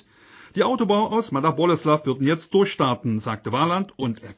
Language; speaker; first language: German; native; German